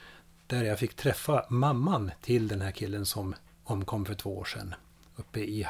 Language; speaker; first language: Swedish; native; Swedish